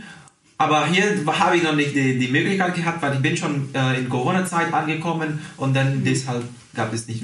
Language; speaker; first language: German; early bilingual, heritage; Portuguese